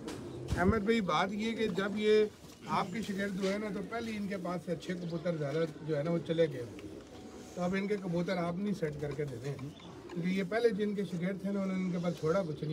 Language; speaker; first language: Hindi; non-native, local second language; Punjabi